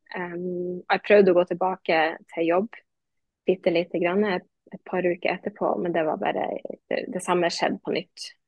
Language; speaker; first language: Norwegian; native; Norwegian